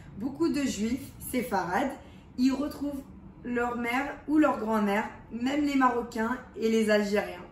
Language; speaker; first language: French; early bilingual, heritage; English